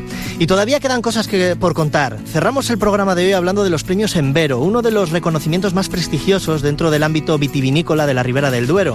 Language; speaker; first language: Spanish; native; Spanish